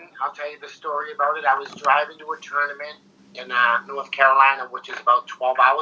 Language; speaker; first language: English; native; English